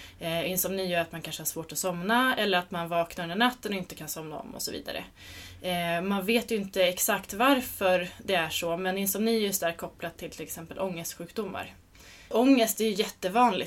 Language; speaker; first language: Swedish; native; Swedish